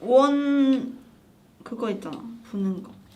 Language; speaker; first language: Korean; non-native, fluent; Chinese